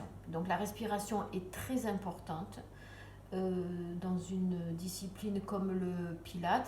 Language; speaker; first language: French; native; French